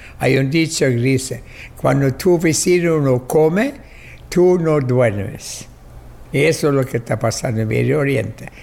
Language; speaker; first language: Spanish; non-native, fluent; German